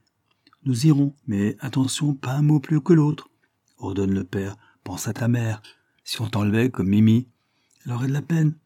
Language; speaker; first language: French; native; French